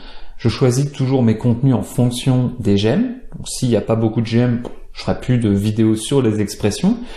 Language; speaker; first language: French; native; French